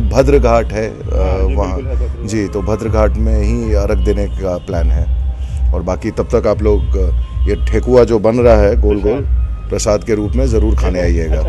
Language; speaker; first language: Hindi; native; Hindi